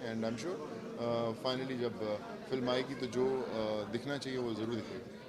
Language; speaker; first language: Hindi; non-native, local second language; Punjabi